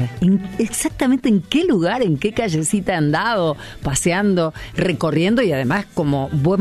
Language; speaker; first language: Spanish; native; Spanish